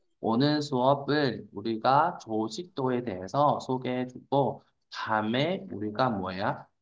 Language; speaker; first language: Korean; non-native, fluent; Vietnamese